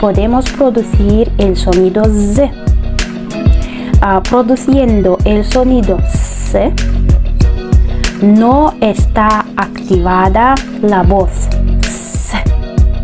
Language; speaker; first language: Spanish; non-native, fluent; Russian